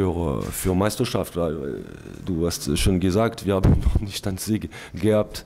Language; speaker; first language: German; non-native, learner; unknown